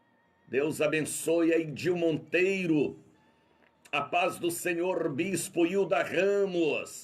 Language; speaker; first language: Portuguese; native; Portuguese